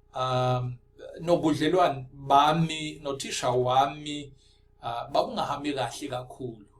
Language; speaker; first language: Zulu; non-native, local second language; Afrikaans